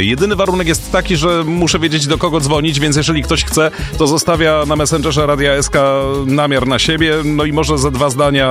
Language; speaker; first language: Polish; native; Polish